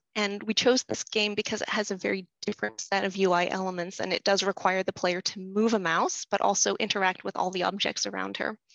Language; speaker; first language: English; native; English